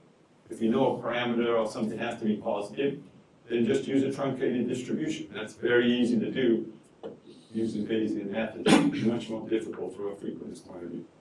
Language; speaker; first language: English; native; English